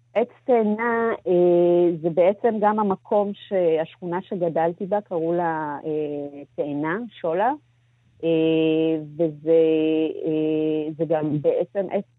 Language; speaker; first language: Hebrew; early bilingual, other home language; Amharic